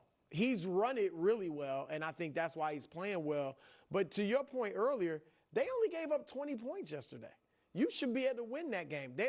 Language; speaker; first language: English; native; English